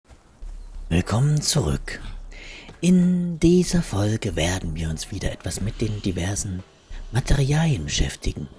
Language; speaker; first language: German; native; German